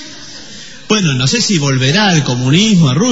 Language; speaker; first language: Spanish; native; Spanish